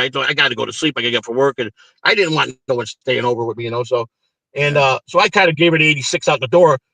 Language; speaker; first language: English; native; English